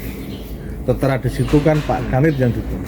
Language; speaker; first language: Indonesian; native; Indonesian